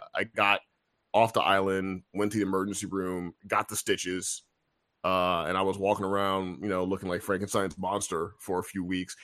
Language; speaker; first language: English; native; English